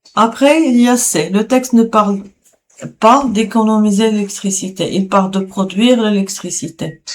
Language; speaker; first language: French; non-native, local second language; Arabic